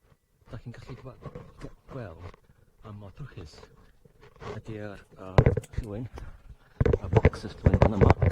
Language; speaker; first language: Welsh; non-native, learner; English